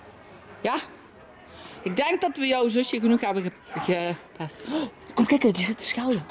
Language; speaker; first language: Dutch; native; Dutch